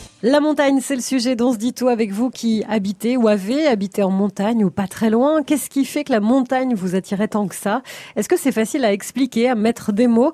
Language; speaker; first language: French; native; French